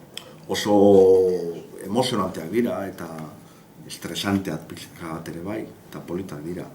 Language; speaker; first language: Basque; non-native, local second language; Spanish